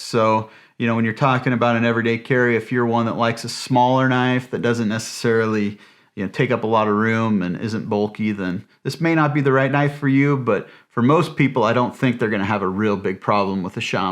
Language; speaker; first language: English; native; English